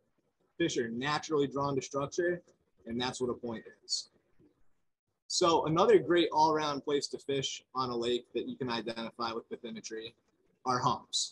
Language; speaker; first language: English; native; English